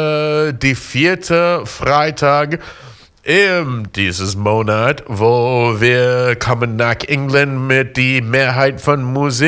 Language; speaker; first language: German; non-native, fluent; English